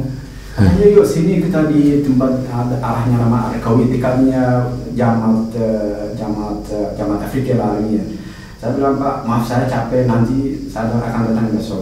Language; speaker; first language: Indonesian; non-native, fluent; Arabic